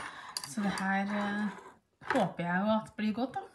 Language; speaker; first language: Norwegian; native; Norwegian